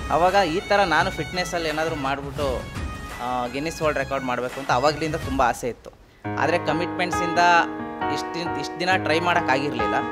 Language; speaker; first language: Kannada; native; Kannada